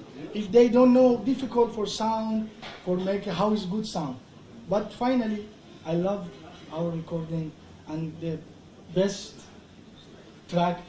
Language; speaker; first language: English; non-native, learner; Persian